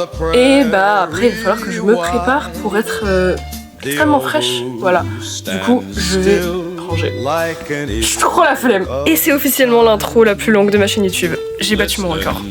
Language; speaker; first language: French; native; French